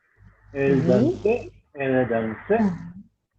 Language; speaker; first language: French; non-native, learner; Spanish